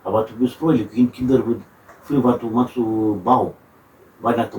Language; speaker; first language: German; non-native, learner; Romanian